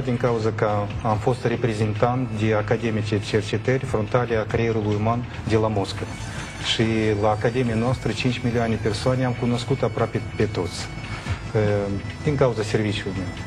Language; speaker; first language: Romanian; non-native, learner; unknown